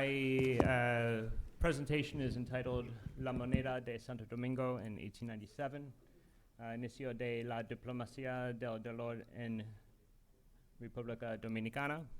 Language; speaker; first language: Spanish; non-native, learner; English